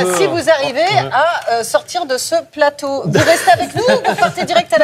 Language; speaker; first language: French; native; French